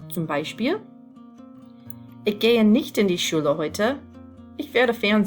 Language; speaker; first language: German; non-native, fluent; English